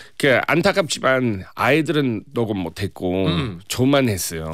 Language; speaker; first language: Korean; non-native, fluent; English